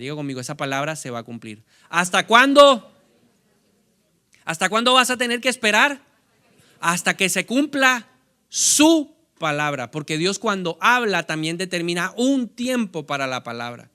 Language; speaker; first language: Spanish; native; Spanish